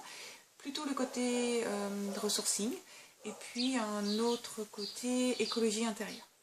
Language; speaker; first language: French; native; French